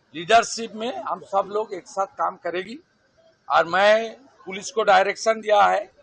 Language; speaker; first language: Hindi; non-native, local second language; Bangla